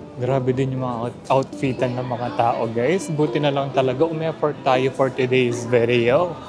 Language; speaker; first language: Filipino; native; Filipino